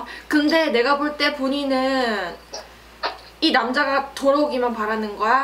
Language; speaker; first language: Korean; native; Korean